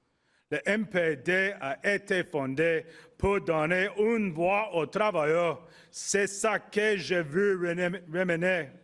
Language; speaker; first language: French; non-native, learner; English